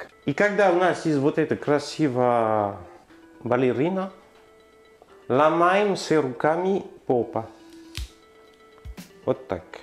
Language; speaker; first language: Russian; non-native, learner; French